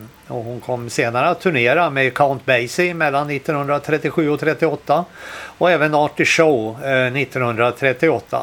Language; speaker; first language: Swedish; native; Swedish